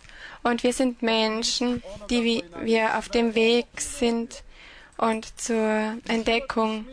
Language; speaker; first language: German; non-native, fluent; Croatian